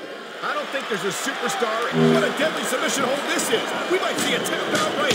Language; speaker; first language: English; native; English